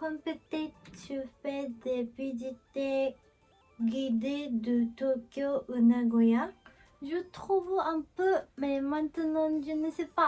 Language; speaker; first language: French; non-native, learner; Japanese